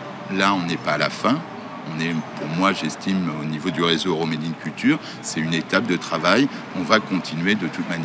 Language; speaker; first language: French; native; French